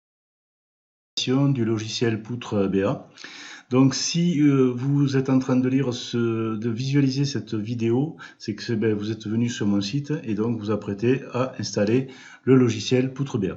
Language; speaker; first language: French; native; French